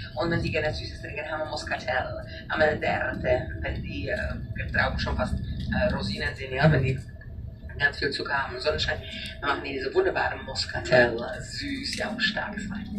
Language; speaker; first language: German; non-native, fluent; Czech